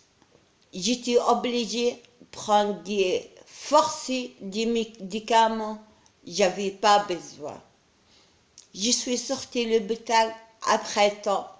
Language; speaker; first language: French; non-native, learner; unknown